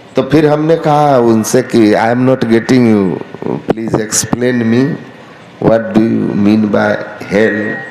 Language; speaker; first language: Hindi; native; Hindi